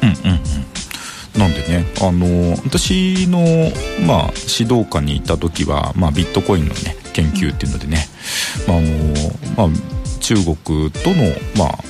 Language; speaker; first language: Japanese; native; Japanese